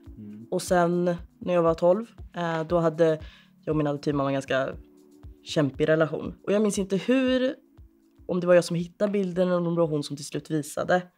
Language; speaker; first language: Swedish; native; Swedish